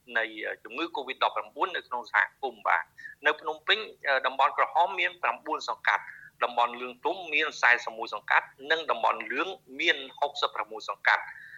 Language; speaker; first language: Khmer; native; Khmer